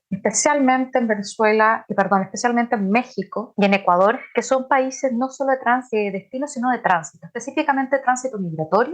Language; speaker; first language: Spanish; native; Spanish